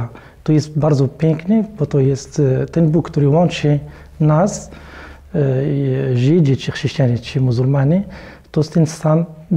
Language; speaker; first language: Polish; non-native, fluent; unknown